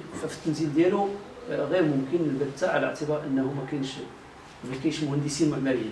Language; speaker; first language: Arabic; native; Arabic